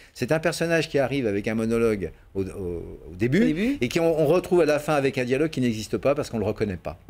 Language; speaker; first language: French; native; French